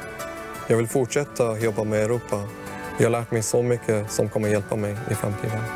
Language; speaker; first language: Swedish; early bilingual, other home language; Persian